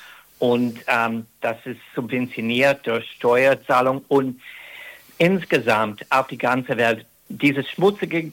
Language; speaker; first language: German; non-native, fluent; English